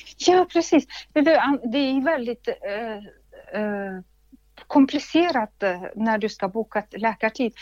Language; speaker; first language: Swedish; non-native, fluent; Russian